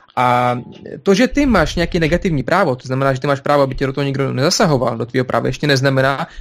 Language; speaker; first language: Czech; non-native, fluent; Russian